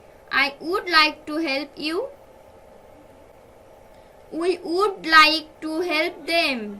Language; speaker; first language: English; non-native, fluent; Bangla